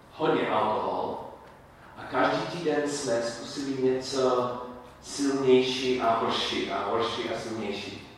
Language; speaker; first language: Czech; non-native, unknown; English